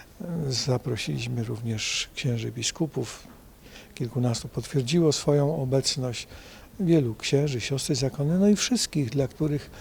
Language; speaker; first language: Polish; native; Polish